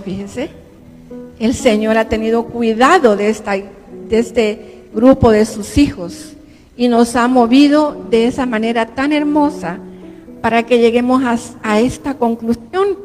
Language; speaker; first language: Spanish; native; Spanish